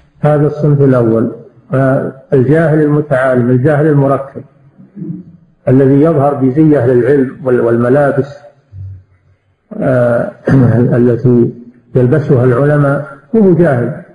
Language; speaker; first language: Arabic; native; Arabic